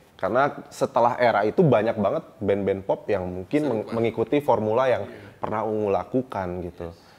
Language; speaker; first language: Indonesian; native; Indonesian